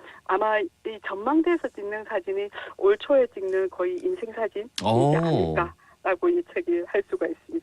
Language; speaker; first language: Korean; native; Korean